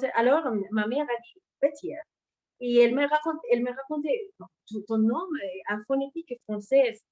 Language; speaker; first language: French; non-native, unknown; Spanish